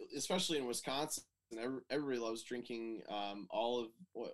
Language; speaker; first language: English; native; English